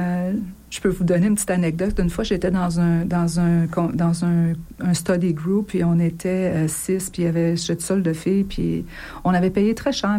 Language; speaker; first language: French; native; French